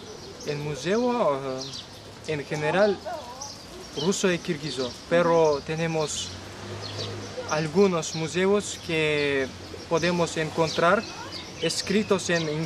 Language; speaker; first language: Spanish; non-native, learner; Kyrgyz